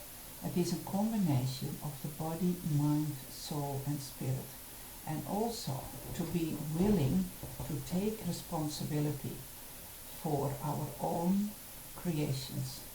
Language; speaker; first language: English; non-native, fluent; Dutch